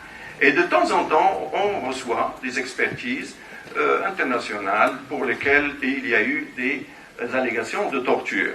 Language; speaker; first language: French; non-native, local second language; Arabic